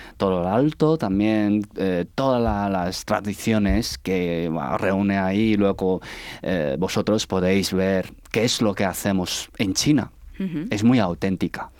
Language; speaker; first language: Spanish; non-native, learner; Chinese